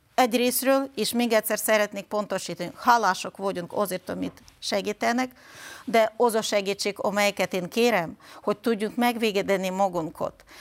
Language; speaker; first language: Hungarian; non-native, fluent; Ukrainian